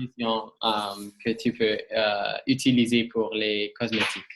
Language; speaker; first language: French; non-native, learner; English